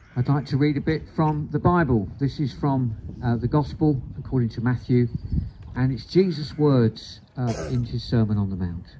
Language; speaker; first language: English; native; English